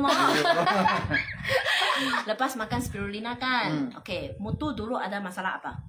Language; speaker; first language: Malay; non-native, local second language; Chinese